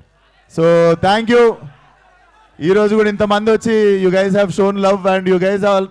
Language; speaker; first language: Telugu; native; Telugu